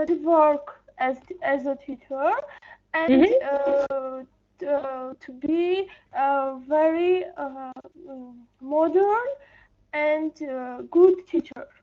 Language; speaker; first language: English; non-native, learner; Armenian